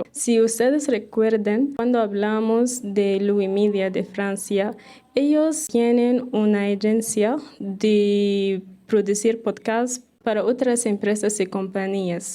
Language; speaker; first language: Spanish; non-native, fluent; Arabic